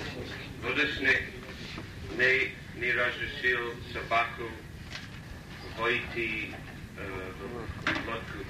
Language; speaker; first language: Russian; non-native, learner; English